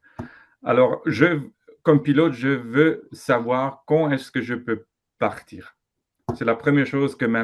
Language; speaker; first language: French; non-native, fluent; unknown